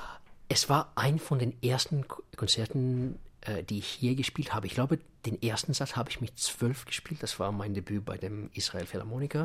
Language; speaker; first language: German; non-native, fluent; Russian